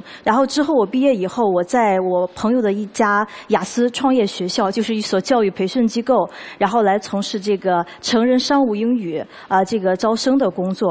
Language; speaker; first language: Chinese; native; Chinese